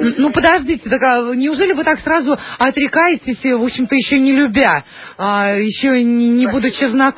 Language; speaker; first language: Russian; native; Russian